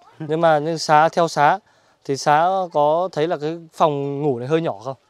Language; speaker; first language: Vietnamese; native; Vietnamese